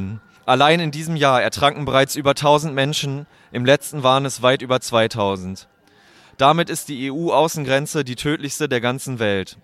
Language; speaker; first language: German; native; German